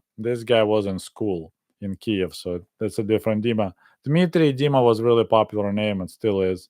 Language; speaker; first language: English; non-native, fluent; Russian